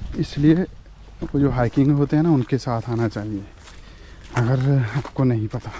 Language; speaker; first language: Hindi; native; Hindi